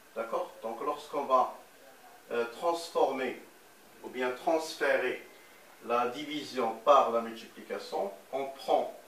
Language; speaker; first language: French; non-native, local second language; Arabic